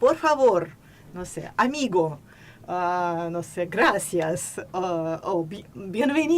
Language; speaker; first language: Spanish; non-native, fluent; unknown